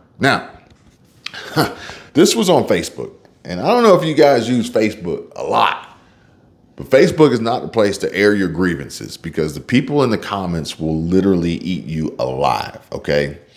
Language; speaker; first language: English; native; English